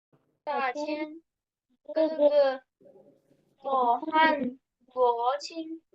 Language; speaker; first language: Chinese; non-native, learner; Urdu